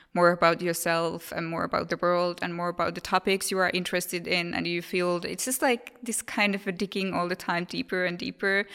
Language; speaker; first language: English; non-native, fluent; Finnish